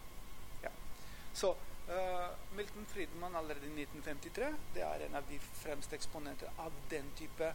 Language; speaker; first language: Norwegian; non-native, fluent; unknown